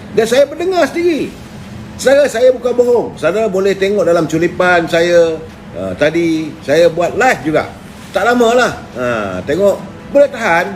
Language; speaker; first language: Malay; native; Malay